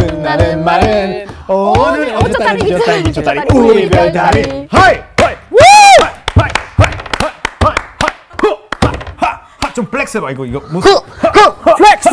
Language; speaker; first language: Korean; non-native, fluent; Spanish